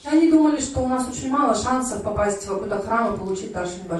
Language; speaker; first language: Russian; native; Russian